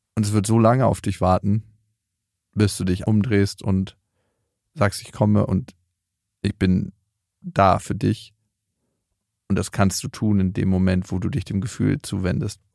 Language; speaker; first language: German; native; German